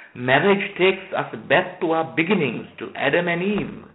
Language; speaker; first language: English; non-native, local second language; Sinhala